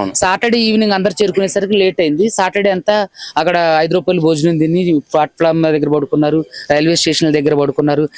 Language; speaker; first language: Telugu; native; Telugu